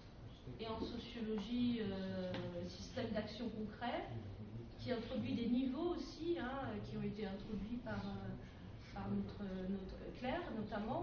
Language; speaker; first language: French; native; French